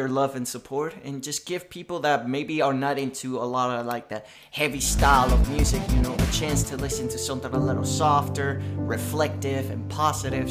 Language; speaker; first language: English; non-native, fluent; Spanish